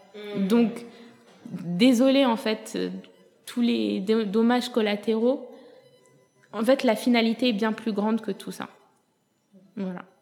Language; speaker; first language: French; native; French